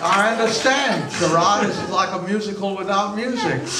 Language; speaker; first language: English; native; English